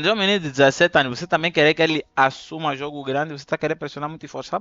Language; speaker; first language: Portuguese; native; Portuguese